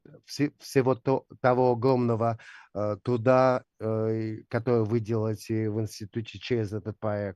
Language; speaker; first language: Russian; native; Russian